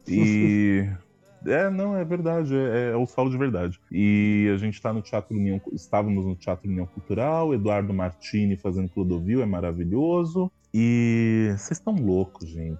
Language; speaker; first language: Portuguese; native; Portuguese